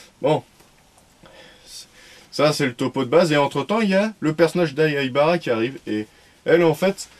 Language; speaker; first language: French; native; French